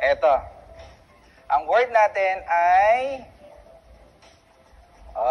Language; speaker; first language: Filipino; native; Filipino